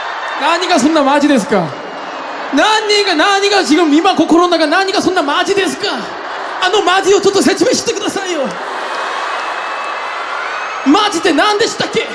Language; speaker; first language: Japanese; non-native, fluent; Korean